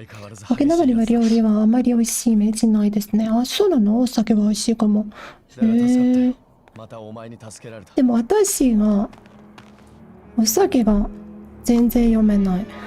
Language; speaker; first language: Japanese; non-native, learner; English